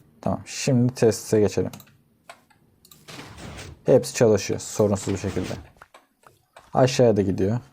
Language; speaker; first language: Turkish; native; Turkish